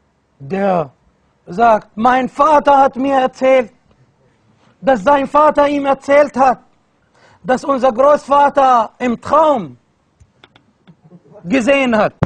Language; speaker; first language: German; non-native, fluent; Arabic